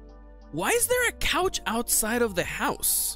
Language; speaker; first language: English; native; English